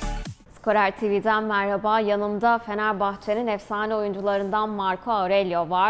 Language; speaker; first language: Turkish; native; Turkish